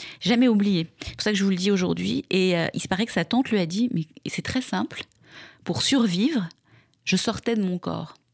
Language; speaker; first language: French; native; French